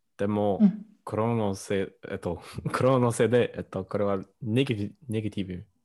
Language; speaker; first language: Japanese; non-native, learner; English